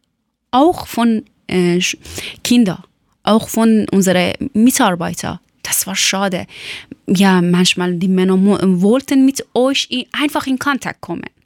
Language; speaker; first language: German; non-native, learner; Persian